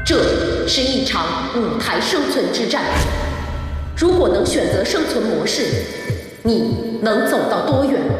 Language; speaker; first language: Chinese; native; Chinese